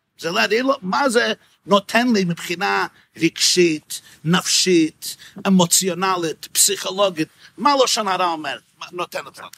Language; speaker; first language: Hebrew; non-native, fluent; English